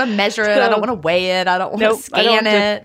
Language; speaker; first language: English; native; English